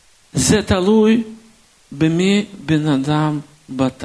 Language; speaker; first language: Hebrew; non-native, fluent; Russian